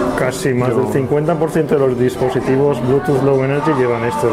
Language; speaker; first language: Spanish; native; Spanish